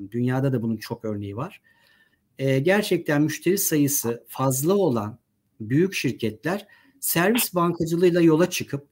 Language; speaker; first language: Turkish; native; Turkish